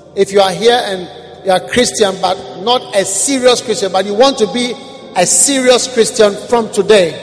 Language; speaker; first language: English; non-native, local second language; Akan